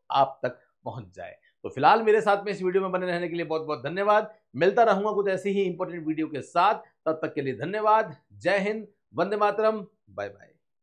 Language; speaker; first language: Hindi; native; Hindi